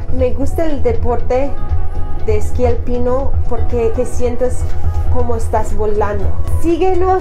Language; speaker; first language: Spanish; non-native, fluent; English